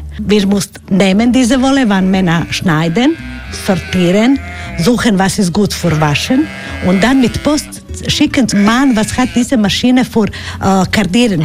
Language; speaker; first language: German; non-native, learner; Croatian